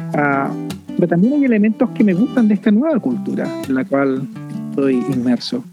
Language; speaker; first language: Spanish; native; Spanish